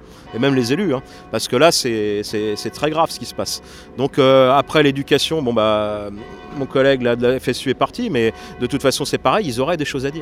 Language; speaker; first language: French; native; French